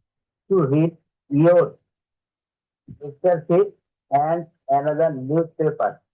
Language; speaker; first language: English; non-native, learner; Bangla